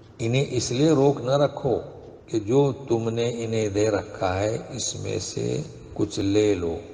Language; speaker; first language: Urdu; non-native, local second language; Konkani